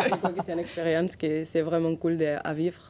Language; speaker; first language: French; non-native, learner; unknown